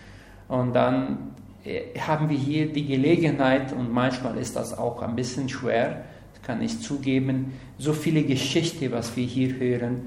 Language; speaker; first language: German; non-native, learner; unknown